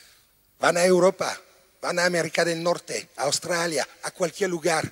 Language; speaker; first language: Spanish; non-native, fluent; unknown